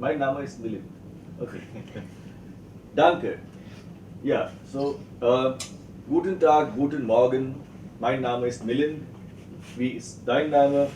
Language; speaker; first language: German; non-native, fluent; Marathi